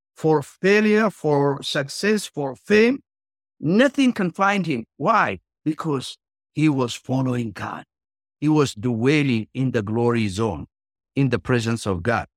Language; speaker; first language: English; non-native, fluent; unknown